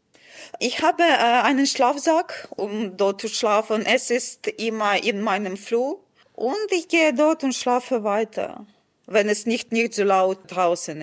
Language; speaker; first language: German; non-native, fluent; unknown